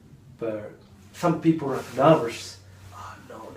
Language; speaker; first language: English; non-native, learner; Japanese